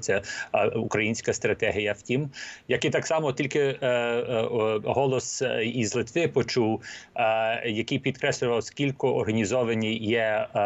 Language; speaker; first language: Ukrainian; early bilingual, heritage; Ukrainian